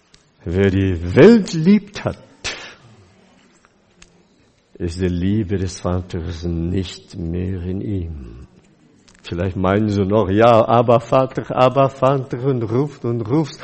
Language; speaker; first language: German; non-native, fluent; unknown